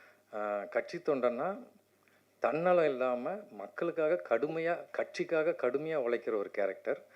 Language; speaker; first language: Tamil; native; Tamil